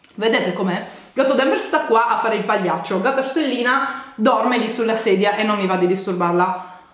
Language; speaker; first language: Italian; native; Italian